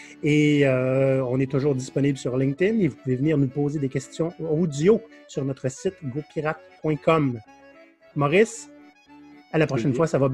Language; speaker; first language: French; native; French